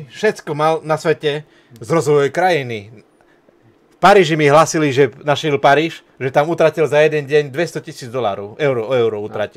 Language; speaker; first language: Slovak; native; Slovak